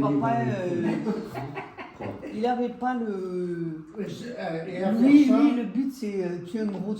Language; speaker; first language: French; native; French